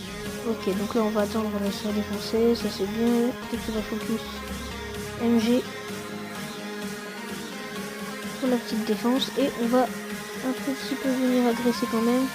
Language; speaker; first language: French; native; French